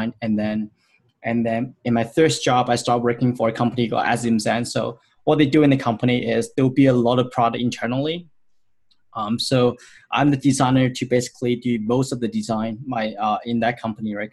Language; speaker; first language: English; non-native, local second language; Cantonese